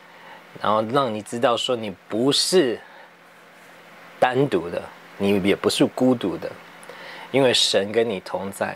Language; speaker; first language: Chinese; early bilingual, heritage; English